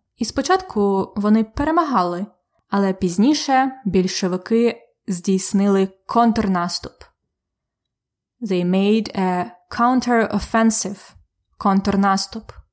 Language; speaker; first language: Ukrainian; native; Ukrainian